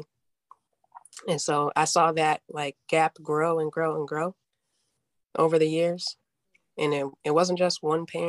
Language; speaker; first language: English; native; English